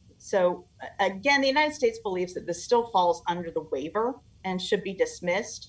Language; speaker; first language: English; native; English